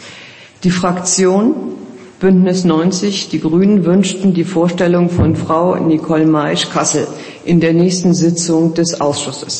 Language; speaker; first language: German; native; German